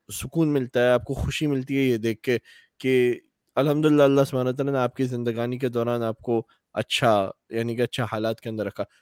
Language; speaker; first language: Urdu; native; Urdu